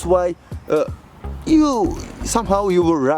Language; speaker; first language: English; non-native, learner; Kazakh